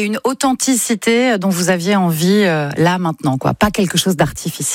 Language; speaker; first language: French; native; French